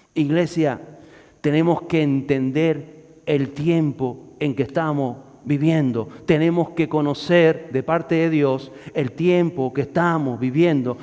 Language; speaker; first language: Spanish; native; Spanish